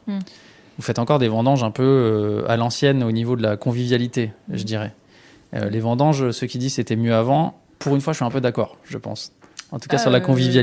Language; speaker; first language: French; native; French